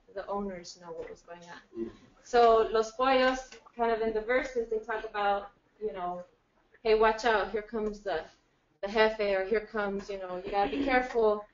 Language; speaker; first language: English; native; English